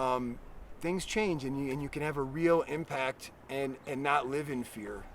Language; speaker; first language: English; native; English